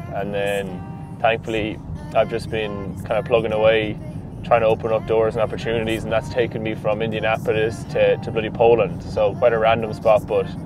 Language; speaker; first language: English; native; English